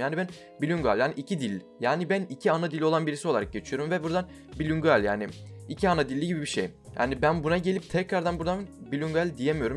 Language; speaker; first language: Turkish; native; Turkish